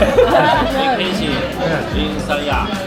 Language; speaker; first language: English; non-native, learner; Chinese